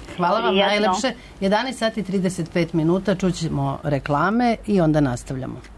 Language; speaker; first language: Serbian; native; Serbian